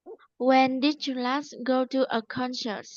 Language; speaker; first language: English; non-native, learner; Vietnamese